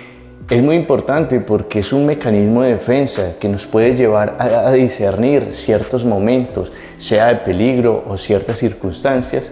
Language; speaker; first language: Spanish; native; Spanish